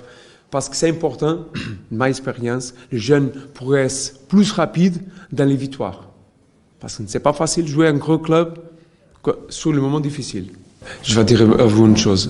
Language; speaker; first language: French; non-native, learner; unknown